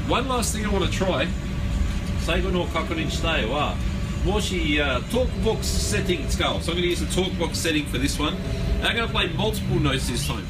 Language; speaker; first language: English; native; English